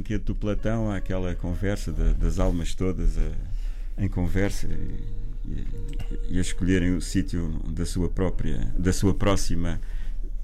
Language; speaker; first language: Portuguese; native; Portuguese